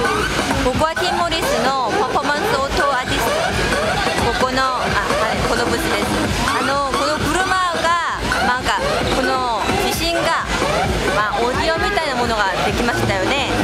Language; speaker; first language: Japanese; non-native, learner; Korean